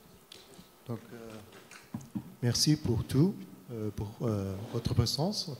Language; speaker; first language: French; non-native, fluent; Arabic